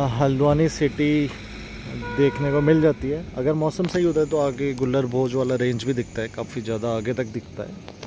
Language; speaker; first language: Hindi; native; Hindi